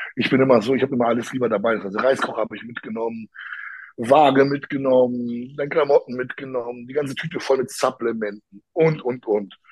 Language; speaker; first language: German; early bilingual, other home language; Polish